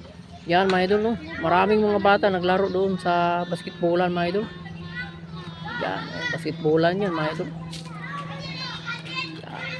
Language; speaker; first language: Filipino; non-native, local second language; Cebuano